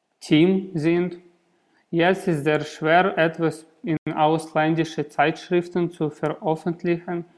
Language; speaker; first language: German; non-native, learner; Russian